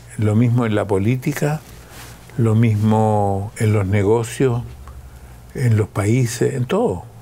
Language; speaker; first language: Spanish; early bilingual, other home language; German